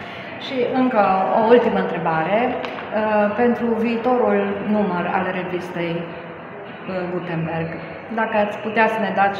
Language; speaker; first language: Romanian; native; Romanian